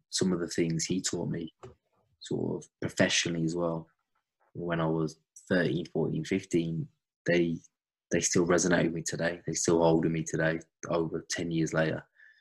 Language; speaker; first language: English; native; English